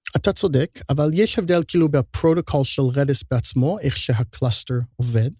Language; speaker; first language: Hebrew; early bilingual, heritage; Hebrew